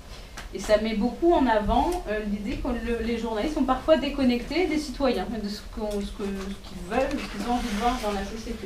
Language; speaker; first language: French; native; French